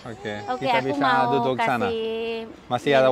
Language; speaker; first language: Indonesian; non-native, learner; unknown